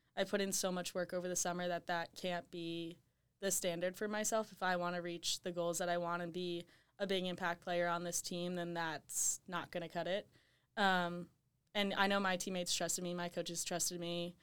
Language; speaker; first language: English; native; English